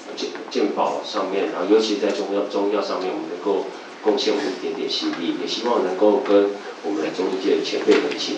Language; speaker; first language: Chinese; native; Chinese